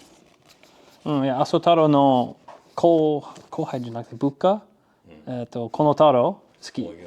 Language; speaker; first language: Japanese; non-native, learner; English